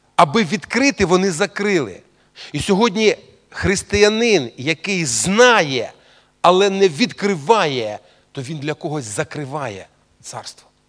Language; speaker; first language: Ukrainian; non-native, local second language; Russian